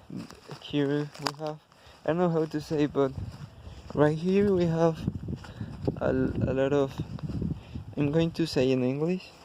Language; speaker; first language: English; non-native, learner; Spanish